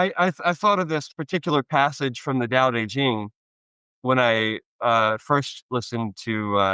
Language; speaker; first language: English; native; English